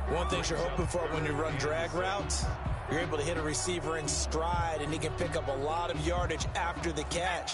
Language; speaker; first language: English; native; English